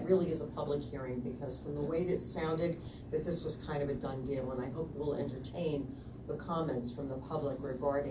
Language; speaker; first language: English; native; English